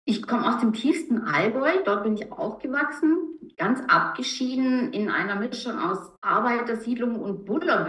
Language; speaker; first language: German; native; German